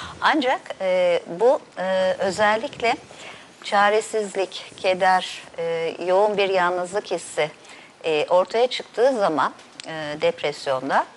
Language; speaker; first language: Turkish; native; Turkish